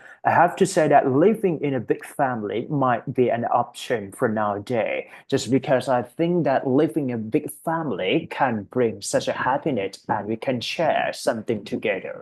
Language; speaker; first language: English; non-native, fluent; Thai